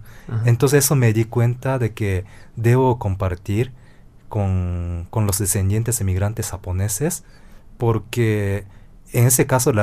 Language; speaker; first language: Spanish; non-native, fluent; Japanese